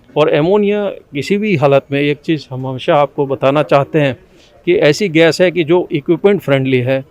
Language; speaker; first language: Hindi; non-native, local second language; Gujarati